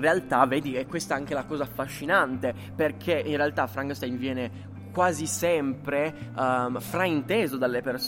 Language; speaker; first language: Italian; native; Italian